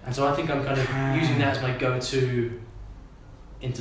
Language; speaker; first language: English; native; English